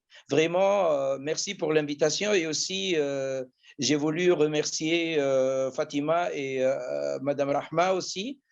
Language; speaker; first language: French; non-native, local second language; Arabic